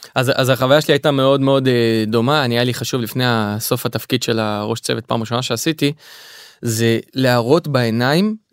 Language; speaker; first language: Hebrew; native; Hebrew